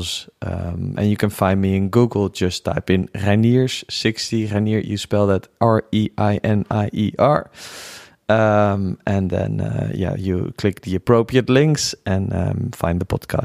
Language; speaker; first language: English; non-native, fluent; Dutch